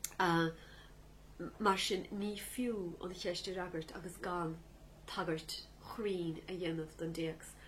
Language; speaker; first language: Irish; native; Irish